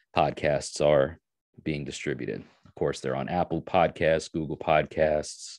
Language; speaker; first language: English; native; English